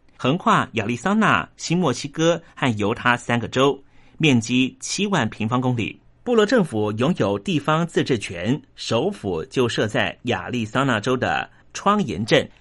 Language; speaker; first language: Chinese; non-native, local second language; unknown